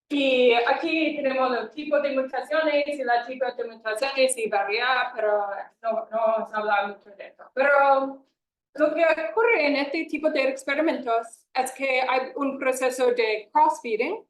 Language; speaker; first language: Spanish; non-native, fluent; English